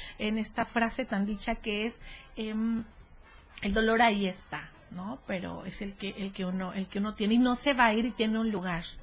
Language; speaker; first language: Spanish; native; Spanish